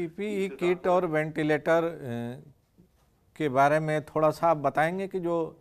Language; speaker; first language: Hindi; native; Hindi